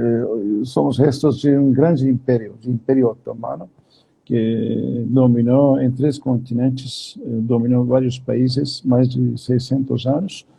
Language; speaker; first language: Portuguese; non-native, fluent; Turkish